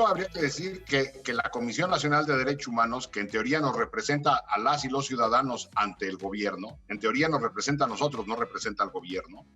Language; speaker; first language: Spanish; native; Spanish